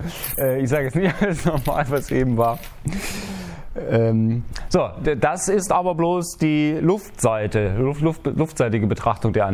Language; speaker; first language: German; native; German